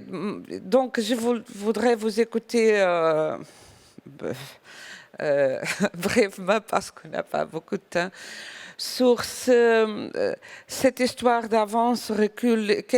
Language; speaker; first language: French; non-native, fluent; Portuguese